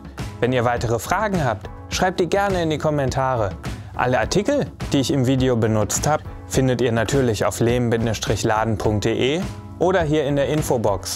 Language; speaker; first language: German; native; German